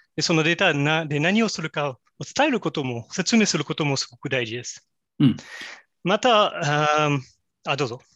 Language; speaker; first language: Japanese; non-native, fluent; French